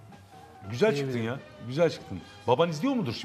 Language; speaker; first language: Turkish; native; Turkish